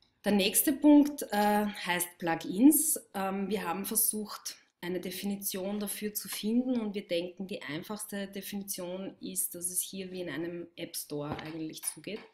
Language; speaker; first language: German; native; German